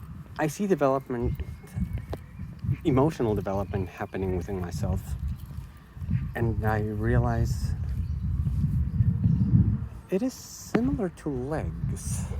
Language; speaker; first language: English; non-native, fluent; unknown